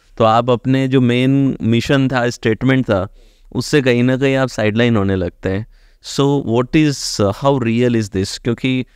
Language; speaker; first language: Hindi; native; Hindi